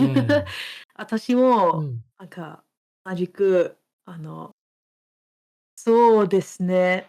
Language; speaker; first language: Japanese; non-native, fluent; English